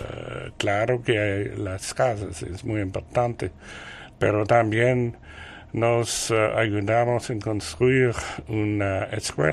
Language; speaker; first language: Spanish; non-native, learner; French